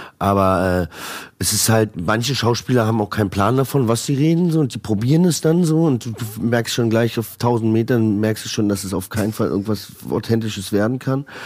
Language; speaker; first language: German; early bilingual, other home language; Croatian